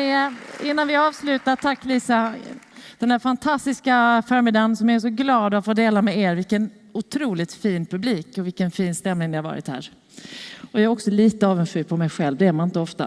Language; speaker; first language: Swedish; native; Swedish